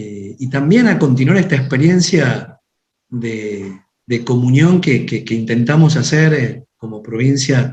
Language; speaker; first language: Spanish; native; Spanish